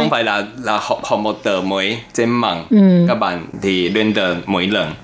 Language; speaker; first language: Vietnamese; non-native, learner; Chinese